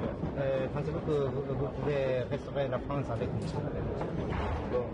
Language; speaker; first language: French; non-native, learner; Japanese